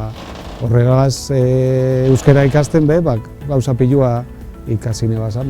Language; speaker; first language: Basque; non-native, local second language; Spanish